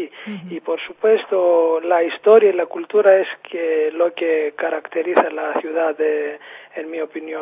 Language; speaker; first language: Spanish; non-native, fluent; Greek